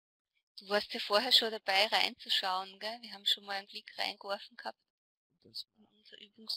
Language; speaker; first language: German; native; German